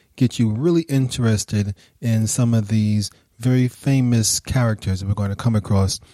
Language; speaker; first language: English; native; English